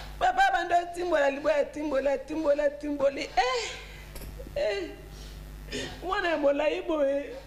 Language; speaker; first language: Lingala; non-native, local second language; Luba-Lulua